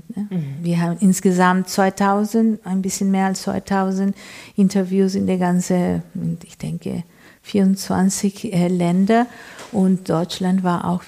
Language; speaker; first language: German; non-native, fluent; Spanish